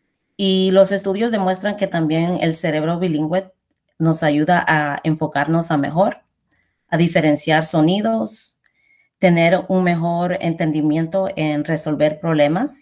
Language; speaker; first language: Spanish; early bilingual, heritage; Spanish